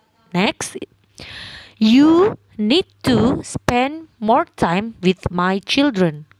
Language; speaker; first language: English; non-native, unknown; Indonesian